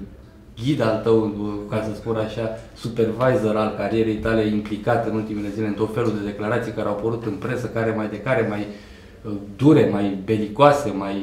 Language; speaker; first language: Romanian; native; Romanian